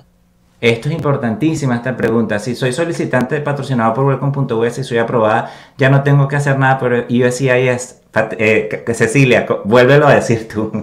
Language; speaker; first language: Spanish; native; Spanish